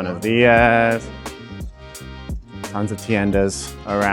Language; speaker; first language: Spanish; non-native, learner; English